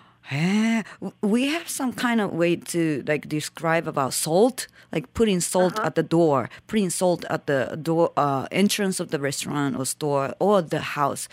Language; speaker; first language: English; non-native, fluent; Japanese